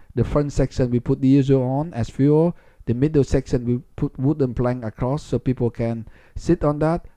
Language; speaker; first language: English; non-native, fluent; Vietnamese